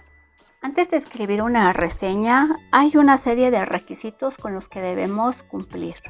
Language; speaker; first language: Spanish; native; Spanish